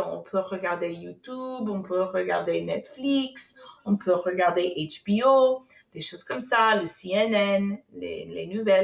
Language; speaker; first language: French; non-native, fluent; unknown